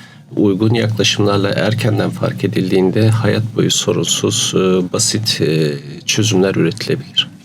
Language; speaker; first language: Turkish; native; Turkish